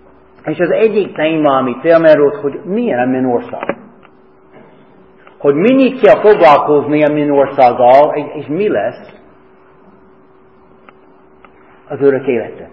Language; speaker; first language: Hungarian; non-native, fluent; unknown